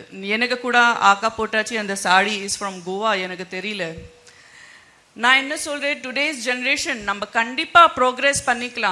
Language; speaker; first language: Tamil; non-native, local second language; Gujarati